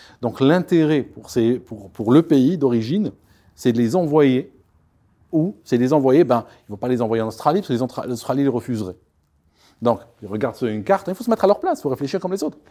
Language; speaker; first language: French; non-native, local second language; Arabic